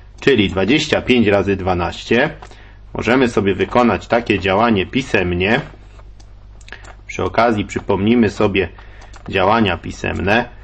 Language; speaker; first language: Polish; native; Polish